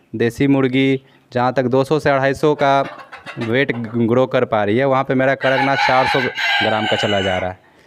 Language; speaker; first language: Hindi; native; Hindi